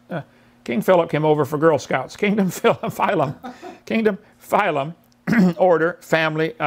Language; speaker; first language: English; native; English